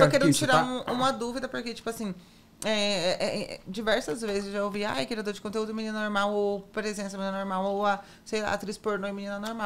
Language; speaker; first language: Portuguese; native; Portuguese